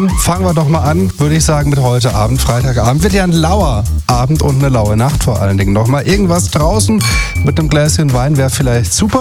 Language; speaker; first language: German; native; German